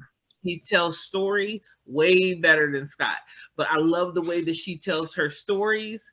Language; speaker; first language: English; native; English